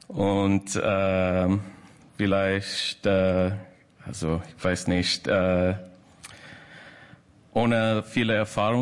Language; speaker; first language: German; non-native, learner; English